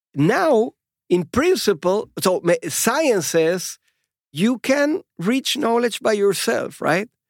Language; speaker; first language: English; non-native, fluent; Spanish